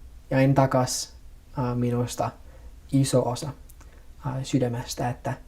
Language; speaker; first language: Finnish; non-native, fluent; English